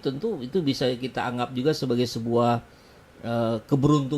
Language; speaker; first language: Indonesian; native; Indonesian